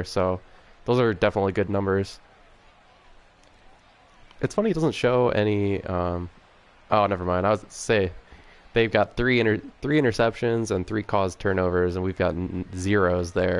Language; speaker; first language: English; native; English